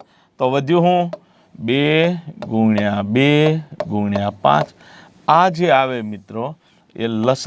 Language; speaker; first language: Gujarati; native; Gujarati